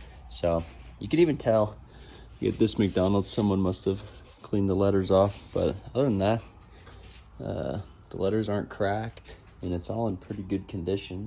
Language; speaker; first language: English; native; English